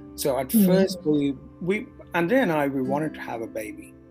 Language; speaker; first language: English; non-native, local second language; Tamil